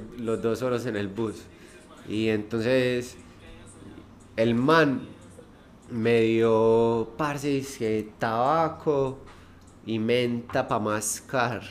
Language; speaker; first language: Spanish; native; Spanish